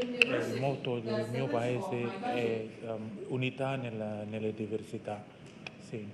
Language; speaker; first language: Italian; non-native, fluent; Indonesian